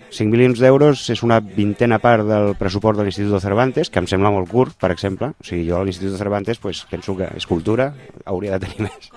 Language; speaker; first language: Catalan; non-native, local second language; Spanish